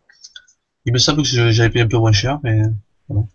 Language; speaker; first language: French; native; French